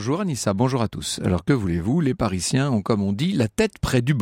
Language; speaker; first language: French; native; French